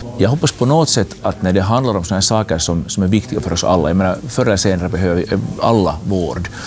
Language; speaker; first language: Swedish; native; Swedish